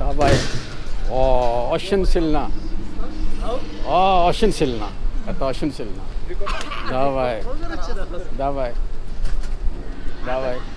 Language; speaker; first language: Russian; non-native, learner; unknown